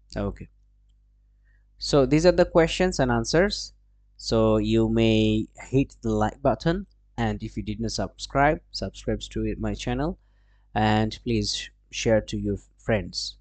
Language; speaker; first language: English; non-native, local second language; Bangla